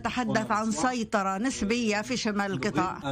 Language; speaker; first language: Arabic; non-native, fluent; Hebrew